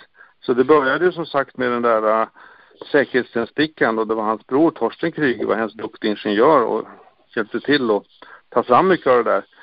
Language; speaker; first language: Swedish; native; Swedish